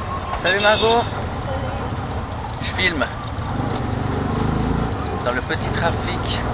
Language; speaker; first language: French; native; French